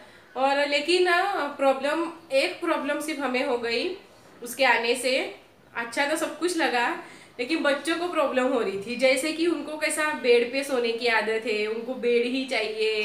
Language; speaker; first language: Hindi; native; Hindi